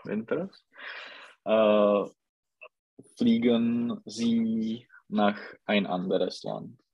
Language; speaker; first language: German; non-native, learner; Czech